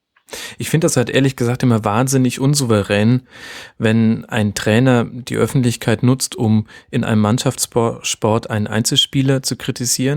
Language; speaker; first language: German; native; German